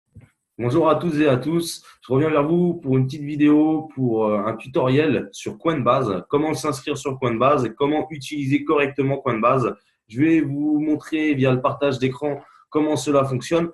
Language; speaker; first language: French; native; French